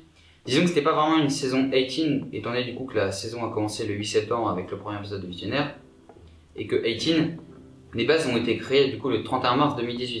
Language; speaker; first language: French; native; French